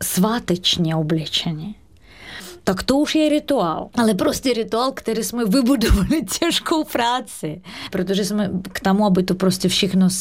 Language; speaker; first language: Czech; non-native, fluent; Russian